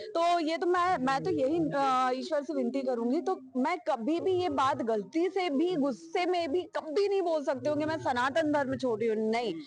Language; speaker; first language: Hindi; native; Hindi